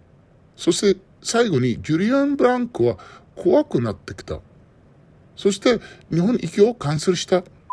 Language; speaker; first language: Japanese; non-native, learner; Arabic